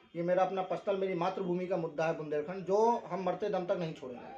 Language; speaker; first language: Hindi; native; Hindi